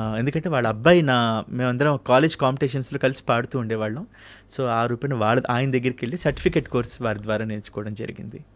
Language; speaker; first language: Telugu; native; Telugu